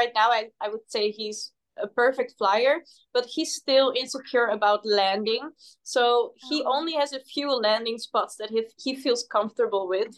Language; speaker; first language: English; non-native, fluent; Dutch